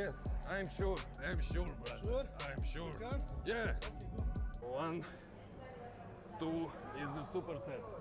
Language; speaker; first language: English; non-native, learner; Russian